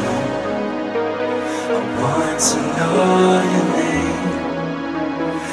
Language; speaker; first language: English; native; English